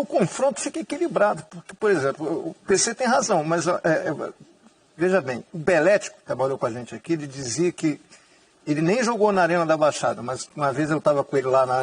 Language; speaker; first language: Portuguese; native; Portuguese